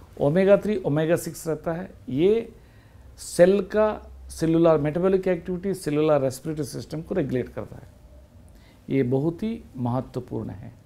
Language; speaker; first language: Hindi; non-native, local second language; Kannada